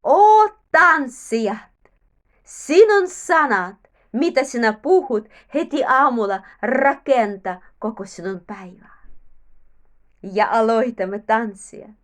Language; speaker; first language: Finnish; non-native, learner; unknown